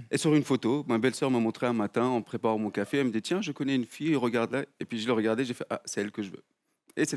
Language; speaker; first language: French; native; French